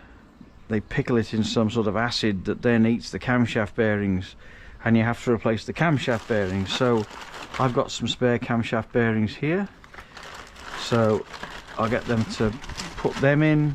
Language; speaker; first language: English; native; English